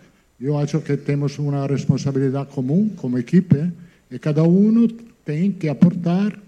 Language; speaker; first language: Portuguese; non-native, learner; Italian